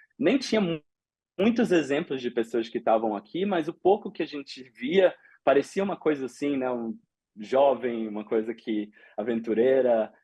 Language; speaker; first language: Portuguese; native; Portuguese